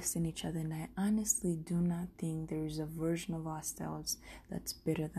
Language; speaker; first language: English; non-native, local second language; Kinyarwanda